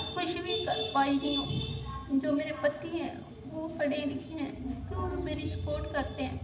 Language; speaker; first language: Hindi; native; Hindi